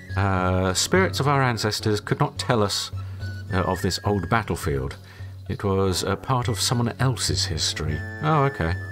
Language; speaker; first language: English; native; English